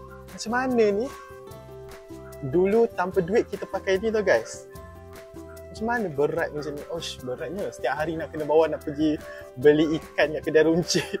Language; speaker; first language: Malay; native; Malay